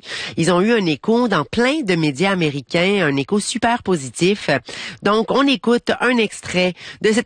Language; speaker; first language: French; native; French